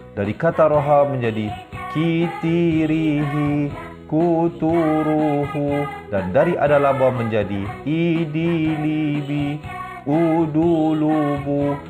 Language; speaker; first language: Malay; native; Malay